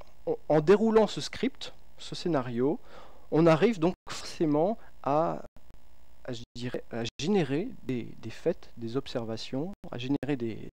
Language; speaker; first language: French; native; French